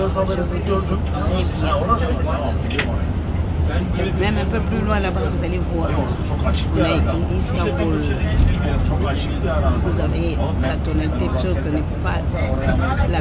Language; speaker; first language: French; non-native, local second language; Lingala